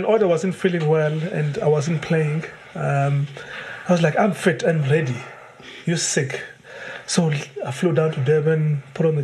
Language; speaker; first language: English; non-native, local second language; Xhosa